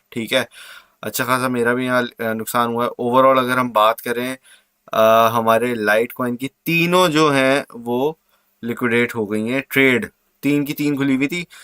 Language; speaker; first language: Urdu; native; Urdu